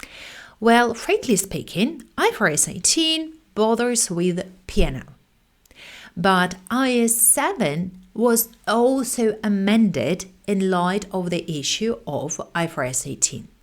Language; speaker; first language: English; non-native, fluent; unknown